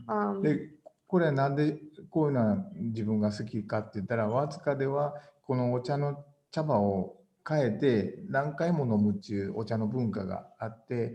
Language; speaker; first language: Japanese; native; Japanese